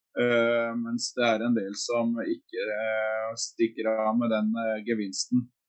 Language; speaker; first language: Norwegian; native; Norwegian